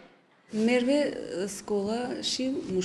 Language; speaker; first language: Georgian; non-native, local second language; Azerbaijani